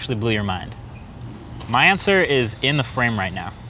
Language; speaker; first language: English; native; English